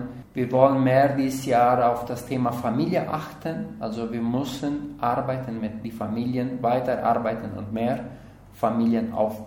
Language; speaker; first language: German; non-native, learner; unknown